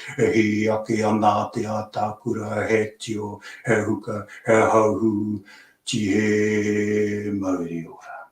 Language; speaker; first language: Māori; native; Māori